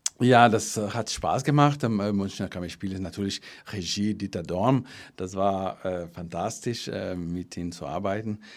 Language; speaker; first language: German; non-native, fluent; Portuguese